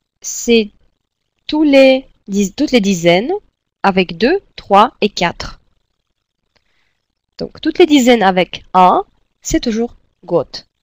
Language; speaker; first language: French; non-native, fluent; Russian